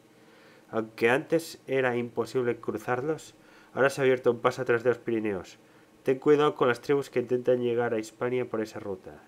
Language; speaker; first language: Spanish; native; Spanish